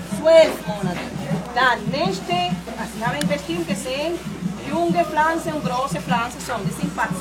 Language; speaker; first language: German; non-native, fluent; French